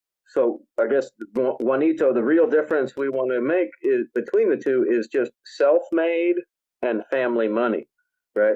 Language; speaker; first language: English; native; English